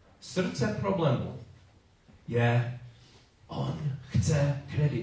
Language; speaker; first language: Czech; non-native, learner; English